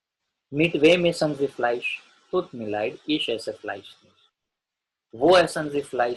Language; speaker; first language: German; non-native, learner; Gujarati